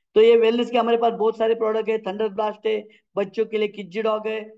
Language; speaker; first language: Hindi; non-native, local second language; Marathi